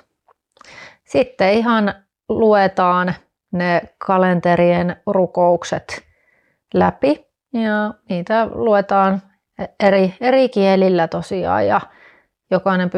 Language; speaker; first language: Finnish; native; Finnish